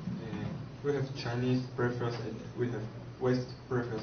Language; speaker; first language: English; non-native, learner; Chinese